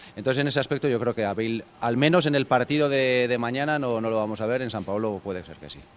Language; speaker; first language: Spanish; native; Spanish